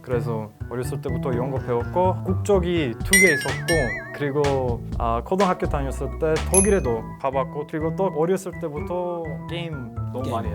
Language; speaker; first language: Korean; non-native, learner; Croatian